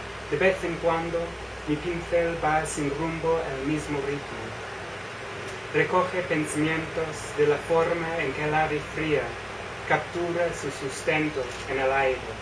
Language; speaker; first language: Spanish; non-native, fluent; English